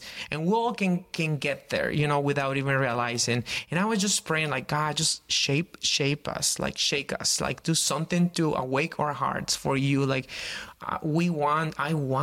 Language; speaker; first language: English; non-native, fluent; Spanish